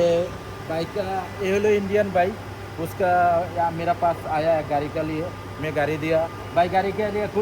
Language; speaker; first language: Hindi; non-native, learner; Bangla